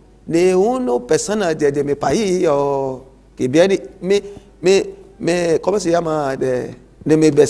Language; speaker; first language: Spanish; non-native, learner; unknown